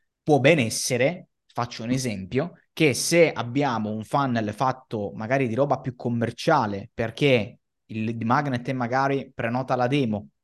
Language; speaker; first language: Italian; native; Italian